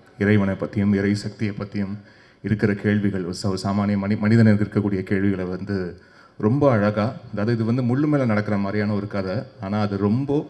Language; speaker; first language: Tamil; native; Tamil